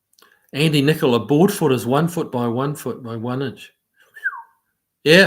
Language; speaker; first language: English; native; English